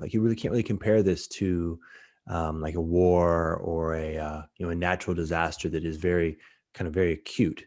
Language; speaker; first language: English; native; English